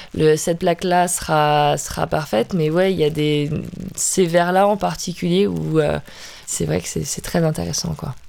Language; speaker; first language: French; native; French